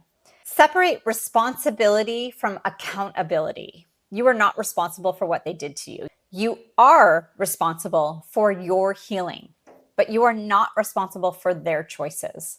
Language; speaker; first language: English; native; English